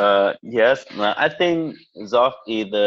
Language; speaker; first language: English; non-native, learner; Vietnamese